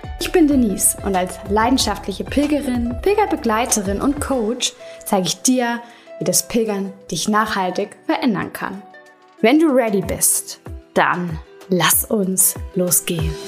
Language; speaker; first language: German; native; German